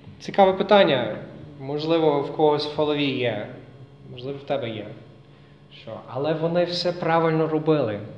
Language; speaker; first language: Ukrainian; non-native, fluent; English